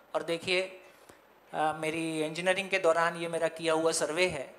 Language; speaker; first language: Hindi; native; Hindi